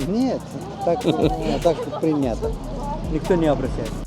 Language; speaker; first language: Russian; non-native, fluent; Nepali